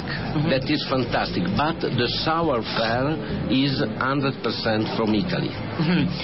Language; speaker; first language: English; non-native, learner; Italian